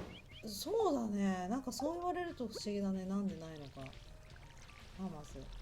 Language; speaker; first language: Japanese; native; Japanese